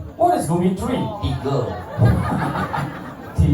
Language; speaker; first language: English; non-native, learner; Balinese